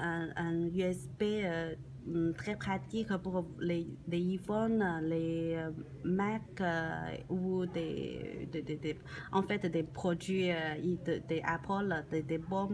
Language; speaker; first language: French; non-native, learner; Chinese